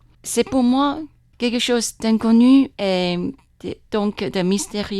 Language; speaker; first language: French; non-native, fluent; Chinese